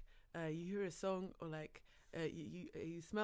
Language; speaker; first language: English; non-native, fluent; Dutch